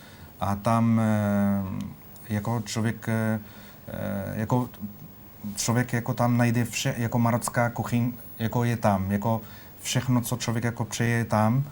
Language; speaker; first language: Czech; non-native, fluent; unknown